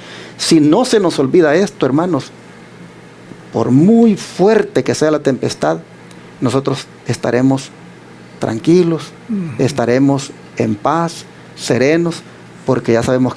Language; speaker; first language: Spanish; native; Spanish